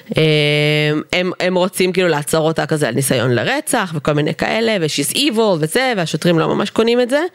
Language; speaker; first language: Hebrew; early bilingual, other home language; Russian